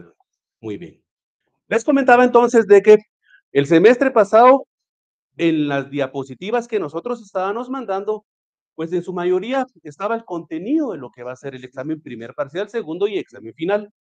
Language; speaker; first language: Spanish; native; Spanish